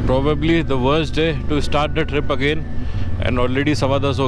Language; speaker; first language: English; non-native, fluent; Hindi